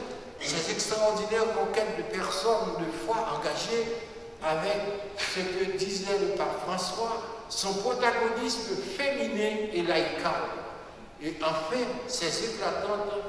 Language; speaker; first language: French; non-native, local second language; Haitian Creole